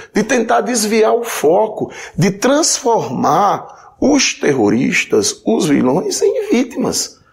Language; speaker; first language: Portuguese; native; Portuguese